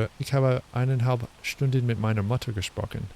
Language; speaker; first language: German; non-native, learner; English